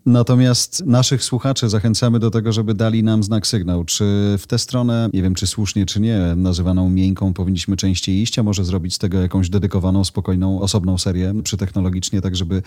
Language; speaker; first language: Polish; native; Polish